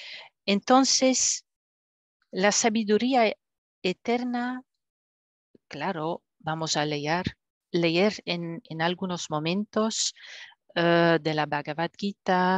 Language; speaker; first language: Spanish; non-native, fluent; French